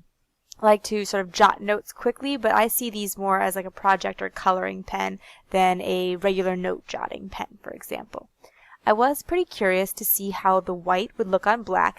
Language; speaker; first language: English; native; English